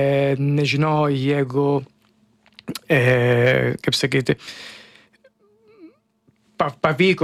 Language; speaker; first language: Lithuanian; non-native, learner; Italian